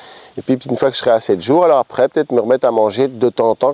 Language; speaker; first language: French; native; French